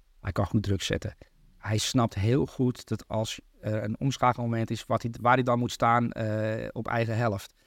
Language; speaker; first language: Dutch; early bilingual, other home language; Turkish